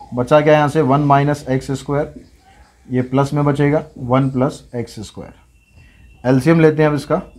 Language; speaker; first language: Hindi; native; Hindi